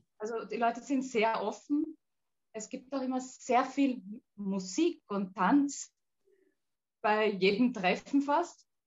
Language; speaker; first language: German; native; German